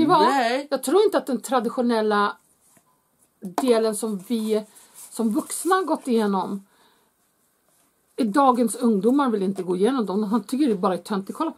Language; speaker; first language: Swedish; native; Swedish